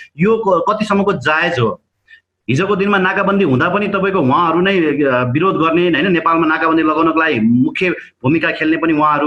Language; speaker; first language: Nepali; native; Nepali